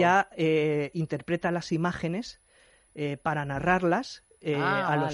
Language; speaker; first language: Spanish; native; Spanish